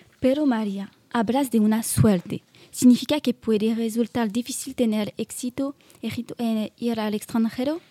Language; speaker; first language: Spanish; non-native, learner; French